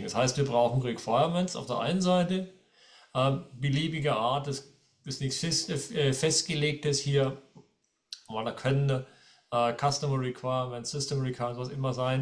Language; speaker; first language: German; native; German